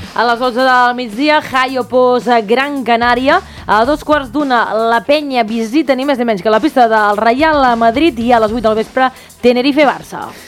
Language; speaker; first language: Catalan; native; Catalan